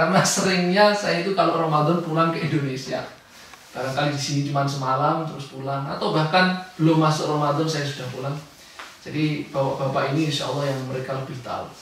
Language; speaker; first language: Indonesian; native; Indonesian